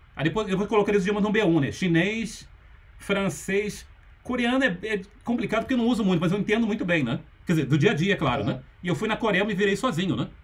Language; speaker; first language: Portuguese; native; Portuguese